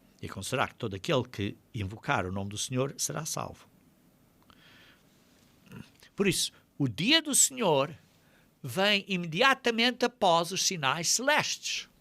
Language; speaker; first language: Portuguese; native; Portuguese